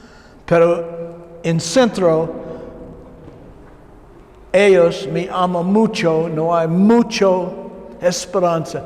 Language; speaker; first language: Spanish; non-native, learner; English